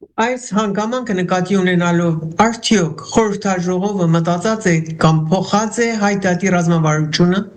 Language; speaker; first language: Armenian; early bilingual, heritage; Armenian